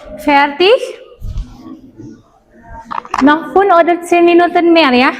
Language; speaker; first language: German; non-native, learner; Indonesian